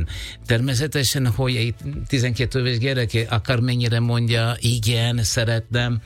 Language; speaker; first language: Hungarian; non-native, fluent; Italian